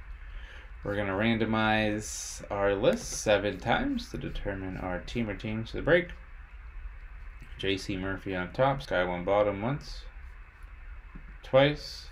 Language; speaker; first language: English; native; English